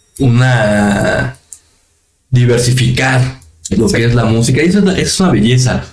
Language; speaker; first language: Spanish; native; Spanish